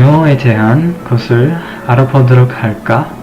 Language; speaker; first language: Korean; non-native, learner; English